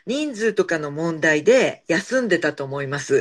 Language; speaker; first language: Japanese; native; Japanese